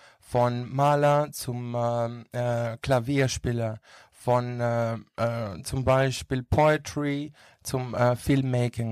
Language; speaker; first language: German; non-native, learner; Greek